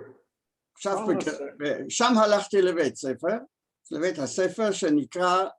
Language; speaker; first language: Hebrew; early bilingual, other home language; German